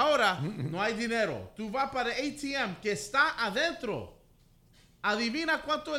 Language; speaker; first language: Spanish; early bilingual, heritage; English